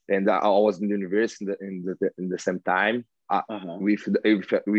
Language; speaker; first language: English; non-native, learner; Portuguese